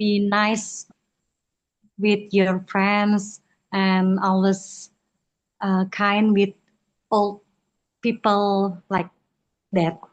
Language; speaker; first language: English; non-native, learner; Indonesian